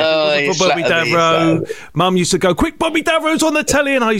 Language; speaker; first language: English; native; English